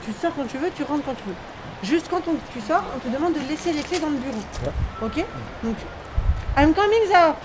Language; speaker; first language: French; native; French